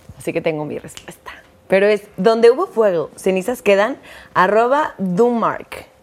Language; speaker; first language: Spanish; native; Spanish